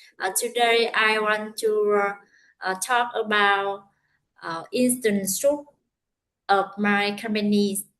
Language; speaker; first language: English; non-native, learner; Vietnamese